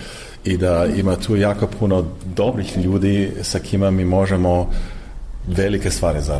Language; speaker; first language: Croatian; early bilingual, heritage; Croatian